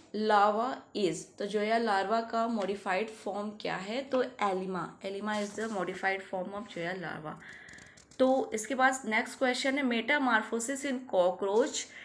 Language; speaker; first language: Hindi; native; Hindi